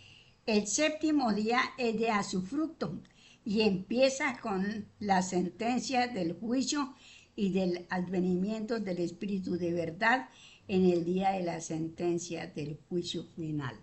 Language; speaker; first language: Spanish; native; Spanish